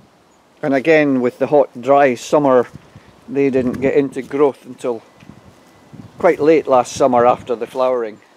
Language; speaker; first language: English; native; English